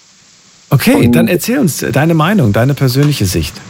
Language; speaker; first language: German; native; German